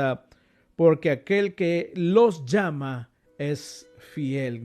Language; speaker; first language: Spanish; native; Spanish